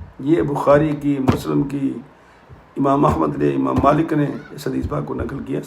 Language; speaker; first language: Urdu; non-native, local second language; Punjabi